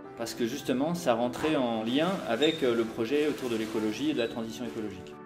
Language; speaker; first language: French; native; French